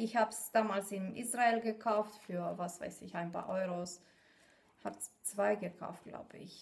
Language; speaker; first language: German; non-native, fluent; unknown